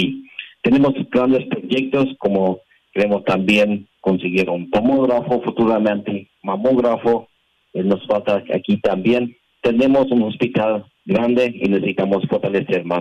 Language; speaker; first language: Spanish; non-native, local second language; Portuguese